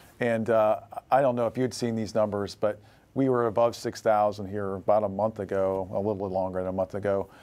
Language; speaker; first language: English; native; English